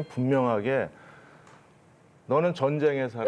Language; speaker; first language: Korean; native; Korean